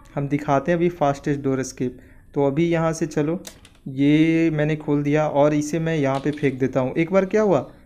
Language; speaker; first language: Hindi; native; Hindi